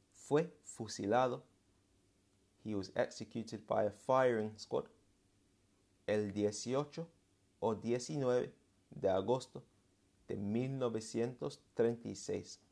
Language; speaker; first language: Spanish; non-native, fluent; English